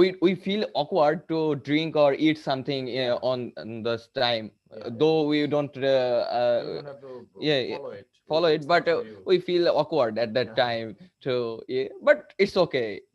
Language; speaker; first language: English; non-native, local second language; Bangla